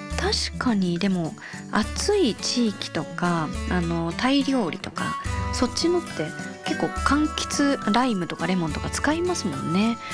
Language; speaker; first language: Japanese; native; Japanese